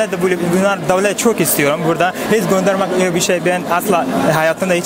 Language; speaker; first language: Turkish; non-native, learner; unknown